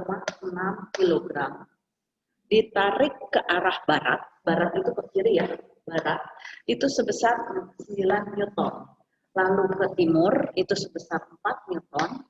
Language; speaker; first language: Indonesian; native; Indonesian